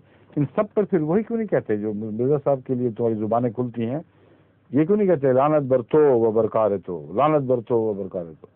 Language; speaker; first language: Urdu; native; Urdu